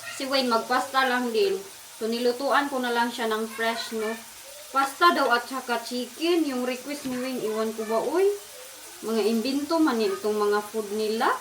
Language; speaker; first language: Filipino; non-native, local second language; Cebuano